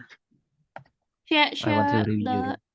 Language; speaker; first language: English; non-native, learner; Khmer